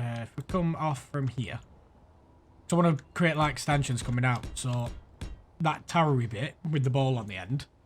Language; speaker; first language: English; native; English